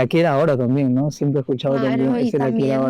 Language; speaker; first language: Spanish; native; Spanish